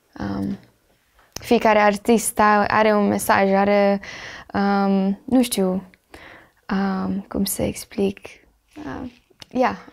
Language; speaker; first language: Romanian; early bilingual, heritage; Romanian